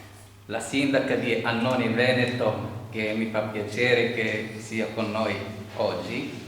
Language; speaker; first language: Italian; non-native, fluent; Arabic